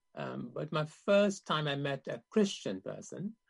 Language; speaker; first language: English; non-native, local second language; Gujarati